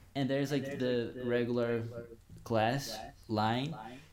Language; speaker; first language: English; non-native, fluent; Portuguese